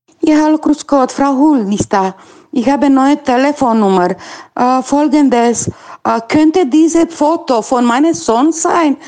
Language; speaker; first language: German; non-native, learner; Romanian